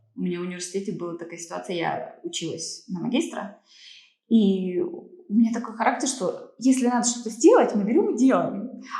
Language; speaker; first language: Russian; native; Russian